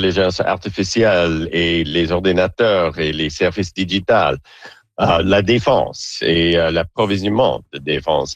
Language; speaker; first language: French; non-native, learner; English